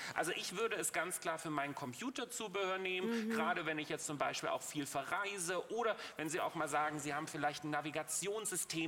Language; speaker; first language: German; native; German